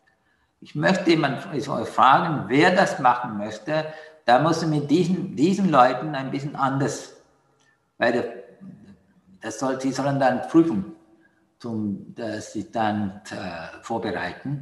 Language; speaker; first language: German; non-native, learner; Sinhala